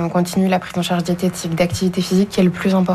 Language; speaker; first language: French; native; French